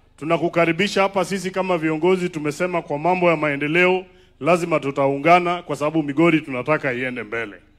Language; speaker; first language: Swahili; non-native, local second language; Luo (Kenya and Tanzania)